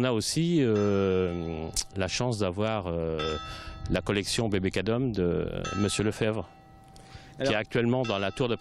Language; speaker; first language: French; native; French